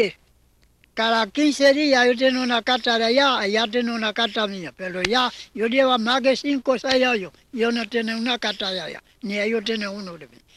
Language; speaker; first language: Spanish; non-native, learner; Haitian Creole